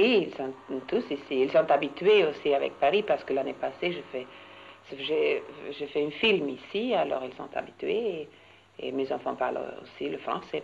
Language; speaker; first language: French; non-native, learner; Swedish